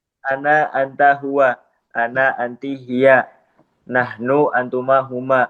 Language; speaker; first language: Arabic; non-native, learner; Indonesian